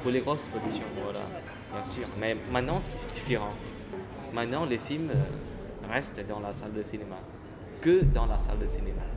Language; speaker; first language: French; non-native, fluent; Khmer